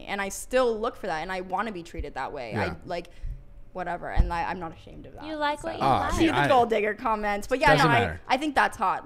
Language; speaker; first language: English; native; English